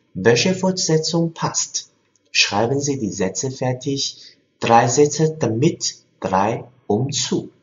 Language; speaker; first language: German; non-native, fluent; Chinese